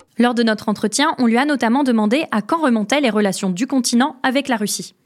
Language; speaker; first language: French; native; French